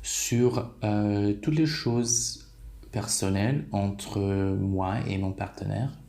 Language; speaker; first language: French; non-native, fluent; Polish